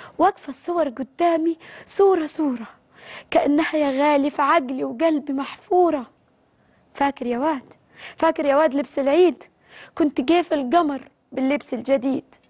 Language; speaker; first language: Arabic; native; Arabic